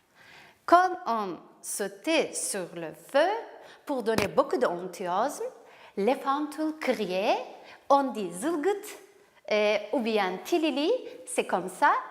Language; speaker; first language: French; non-native, learner; Kurdish